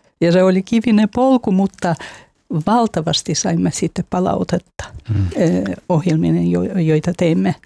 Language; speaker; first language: Finnish; non-native, fluent; Russian